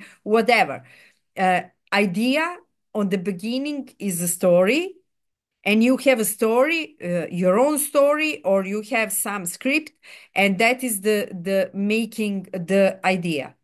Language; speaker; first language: English; non-native, fluent; Serbian